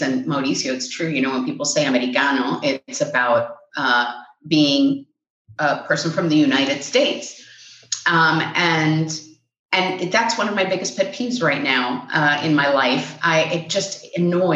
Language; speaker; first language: English; non-native, fluent; Spanish